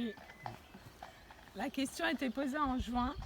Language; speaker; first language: French; native; French